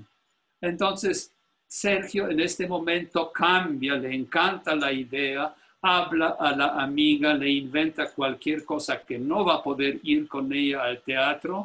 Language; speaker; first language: Spanish; non-native, fluent; Polish